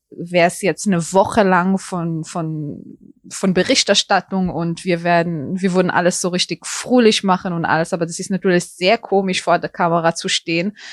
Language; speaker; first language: German; early bilingual, heritage; German